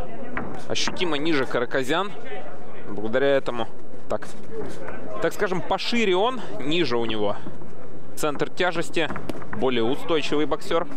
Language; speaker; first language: Russian; native; Russian